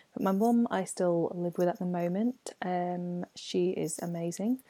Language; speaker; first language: English; non-native, local second language; Cantonese